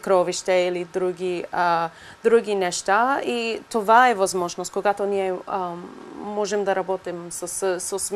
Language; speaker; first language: Bulgarian; non-native, learner; English